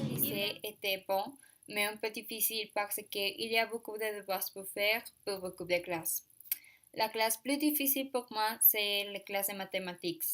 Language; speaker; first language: French; non-native, learner; Spanish